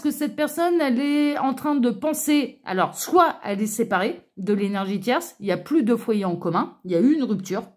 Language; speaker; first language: French; native; French